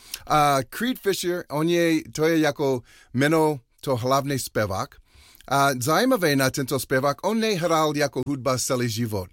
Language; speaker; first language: Czech; non-native, learner; English